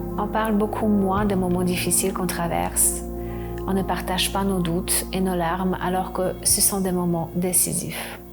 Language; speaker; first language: French; non-native, fluent; Polish